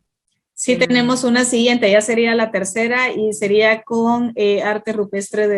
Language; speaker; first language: Spanish; native; Spanish